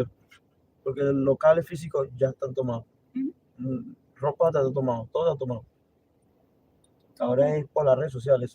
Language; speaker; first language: Spanish; native; Spanish